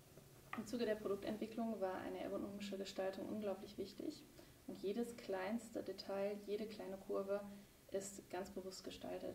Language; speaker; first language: German; native; German